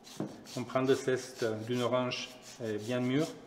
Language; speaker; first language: French; non-native, fluent; Spanish